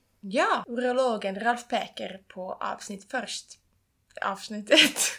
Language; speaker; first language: Swedish; non-native, fluent; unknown